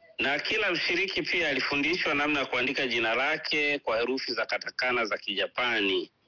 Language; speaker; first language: Swahili; native; Swahili